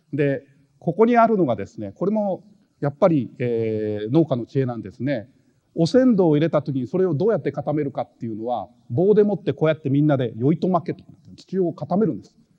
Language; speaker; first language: Japanese; native; Japanese